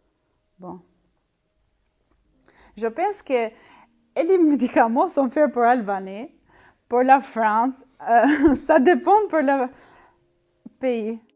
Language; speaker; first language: French; non-native, learner; Albanian